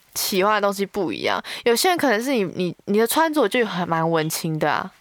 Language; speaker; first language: Chinese; native; Chinese